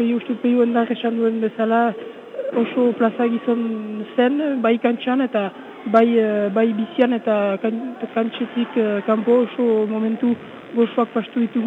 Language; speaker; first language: Basque; native; Basque